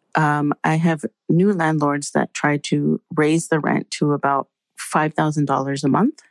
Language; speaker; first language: English; native; English